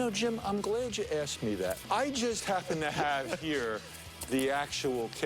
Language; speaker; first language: English; native; English